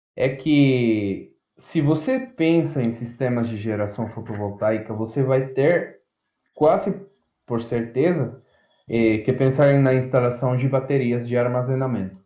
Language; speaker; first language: Portuguese; non-native, fluent; Spanish